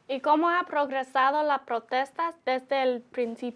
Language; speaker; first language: Spanish; non-native, learner; English